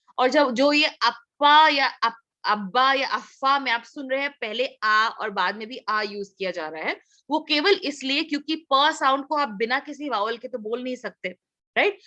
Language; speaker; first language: Hindi; non-native, local second language; Assamese